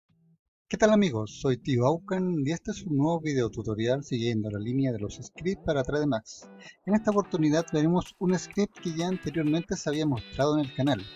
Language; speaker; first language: Spanish; native; Spanish